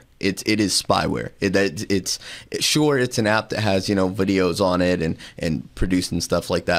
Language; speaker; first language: English; native; English